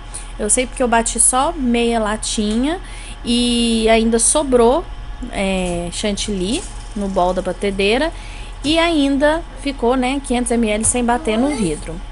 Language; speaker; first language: Portuguese; native; Portuguese